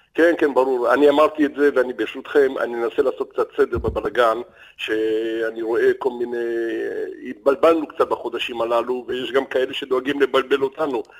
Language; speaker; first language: Hebrew; early bilingual, other home language; Arabic